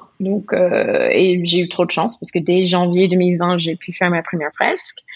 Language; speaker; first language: French; non-native, fluent; English